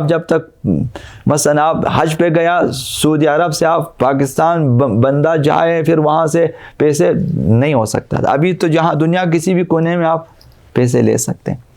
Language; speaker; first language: Urdu; non-native, local second language; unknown